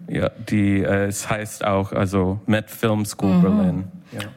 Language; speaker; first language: German; non-native, fluent; English